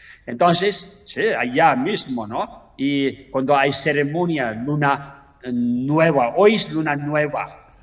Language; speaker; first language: Spanish; non-native, learner; Tibetan